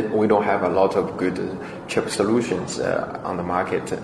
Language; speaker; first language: English; non-native, fluent; Chinese